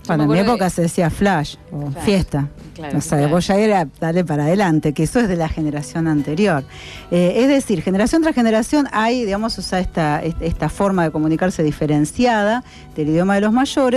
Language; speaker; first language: Spanish; native; Spanish